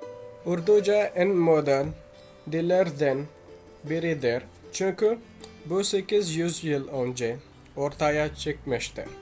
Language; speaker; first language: Turkish; non-native, learner; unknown